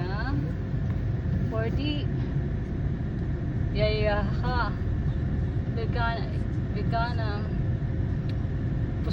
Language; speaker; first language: Danish; non-native, learner; English